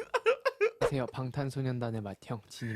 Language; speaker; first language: Korean; native; Korean